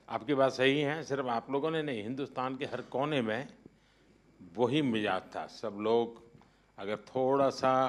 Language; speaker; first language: Hindi; non-native, local second language; Gujarati